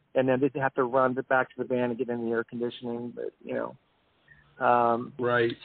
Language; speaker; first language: English; native; English